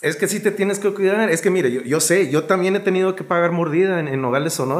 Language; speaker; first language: Spanish; early bilingual, heritage; Spanish